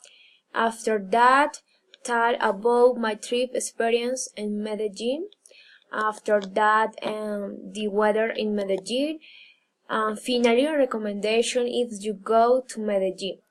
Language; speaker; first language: English; non-native, learner; Spanish